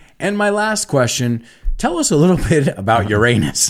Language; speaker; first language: English; native; English